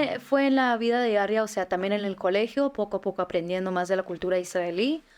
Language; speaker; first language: Spanish; early bilingual, heritage; Spanish